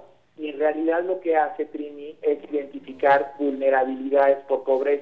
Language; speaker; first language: Spanish; native; Spanish